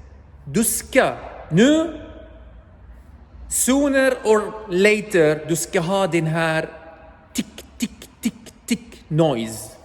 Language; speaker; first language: Swedish; non-native, learner; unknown